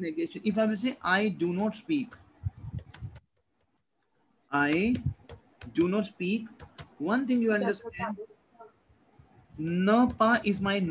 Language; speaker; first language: English; non-native, local second language; Hindi